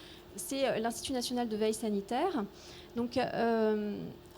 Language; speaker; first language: French; native; French